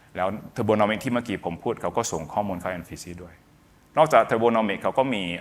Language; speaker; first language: Thai; non-native, fluent; Indonesian